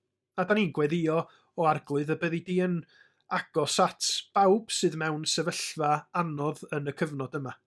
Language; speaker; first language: Welsh; native; Welsh